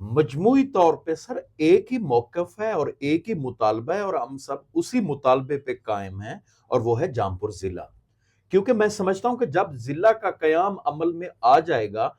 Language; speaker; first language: Urdu; non-native, local second language; Saraiki